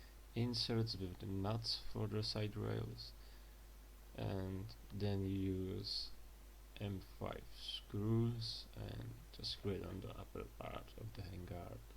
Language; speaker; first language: English; non-native, fluent; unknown